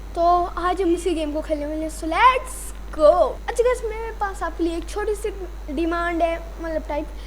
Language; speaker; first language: Urdu; native; Urdu